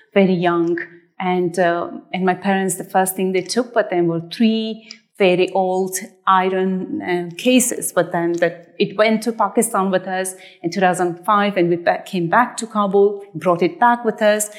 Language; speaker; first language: English; non-native, fluent; Persian